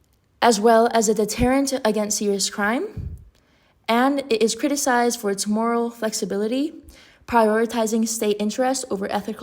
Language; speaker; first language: English; non-native, fluent; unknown